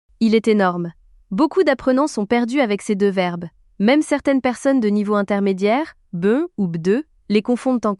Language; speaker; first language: French; native; French